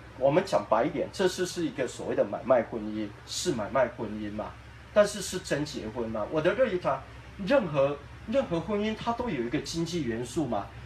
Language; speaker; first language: Chinese; native; Chinese